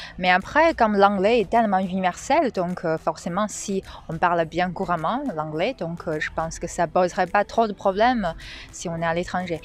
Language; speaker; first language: French; non-native, fluent; Chinese